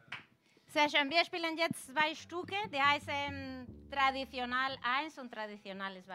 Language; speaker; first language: German; non-native, fluent; Galician